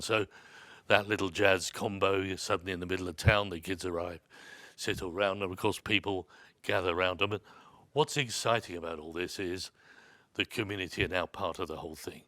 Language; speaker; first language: English; native; English